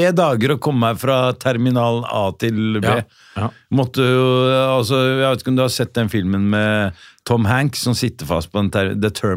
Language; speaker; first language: Norwegian; native; Norwegian